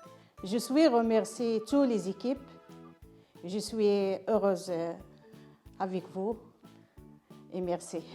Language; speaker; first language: French; non-native, learner; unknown